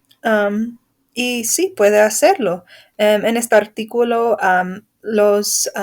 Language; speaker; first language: Spanish; non-native, fluent; English